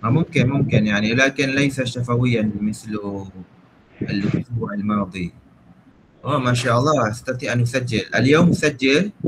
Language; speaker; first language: Arabic; non-native, fluent; Malay